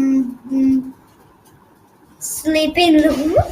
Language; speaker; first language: English; non-native, learner; Hindi